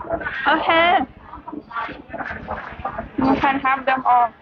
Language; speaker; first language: English; non-native, fluent; Thai